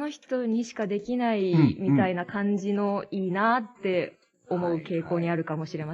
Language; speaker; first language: Japanese; native; Japanese